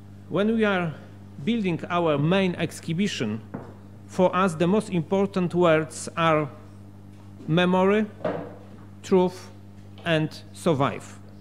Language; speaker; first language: English; non-native, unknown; Polish